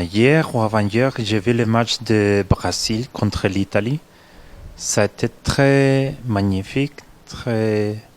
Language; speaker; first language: French; non-native, fluent; Spanish